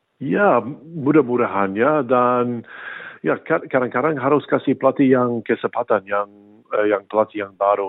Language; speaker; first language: Indonesian; early bilingual, heritage; English